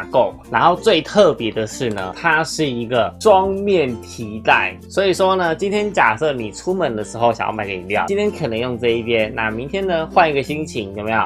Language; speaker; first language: Chinese; native; Chinese